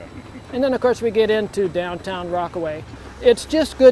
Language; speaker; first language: English; native; English